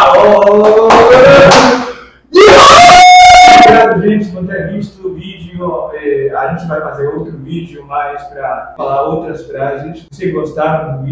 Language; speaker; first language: Portuguese; non-native, fluent; Haitian Creole